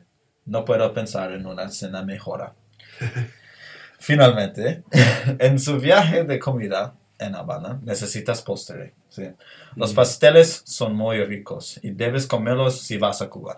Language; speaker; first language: Spanish; non-native, learner; English